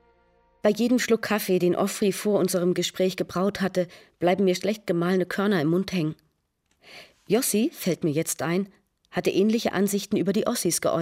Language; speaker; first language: German; native; German